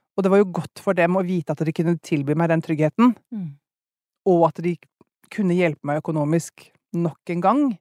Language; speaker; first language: Norwegian; native; Norwegian